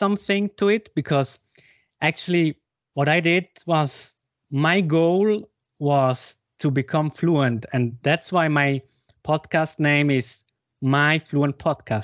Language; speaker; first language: English; non-native, fluent; Swiss German